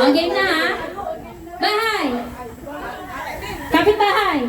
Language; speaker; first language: Filipino; native; Filipino